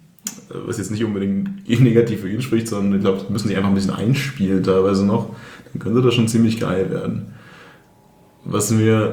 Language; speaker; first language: German; native; German